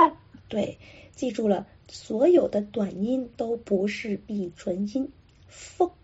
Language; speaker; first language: Chinese; non-native, local second language; Cantonese